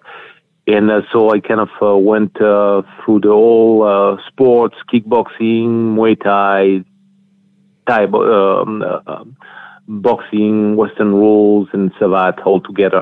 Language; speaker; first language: English; non-native, fluent; French